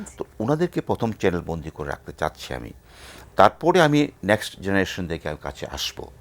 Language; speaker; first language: Bangla; native; Bangla